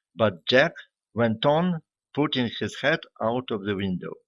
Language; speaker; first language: English; non-native, fluent; Ukrainian